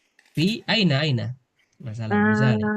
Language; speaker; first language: Arabic; non-native, fluent; Indonesian